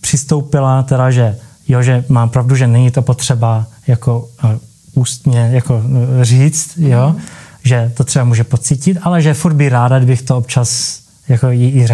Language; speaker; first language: Czech; early bilingual, heritage; Czech